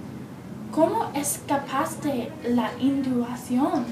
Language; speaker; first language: Spanish; non-native, learner; English